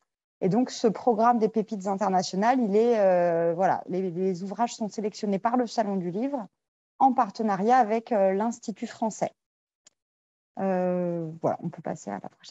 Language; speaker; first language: French; native; French